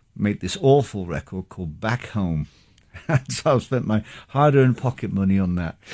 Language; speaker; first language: English; native; English